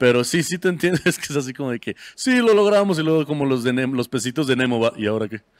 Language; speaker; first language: Spanish; native; Spanish